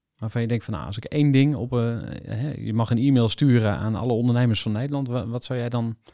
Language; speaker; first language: Dutch; native; Dutch